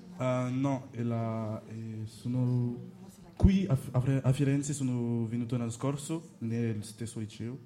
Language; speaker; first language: Italian; non-native, learner; French